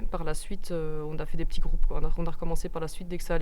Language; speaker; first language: French; native; French